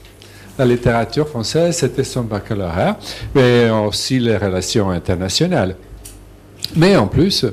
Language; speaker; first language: French; non-native, fluent; Serbian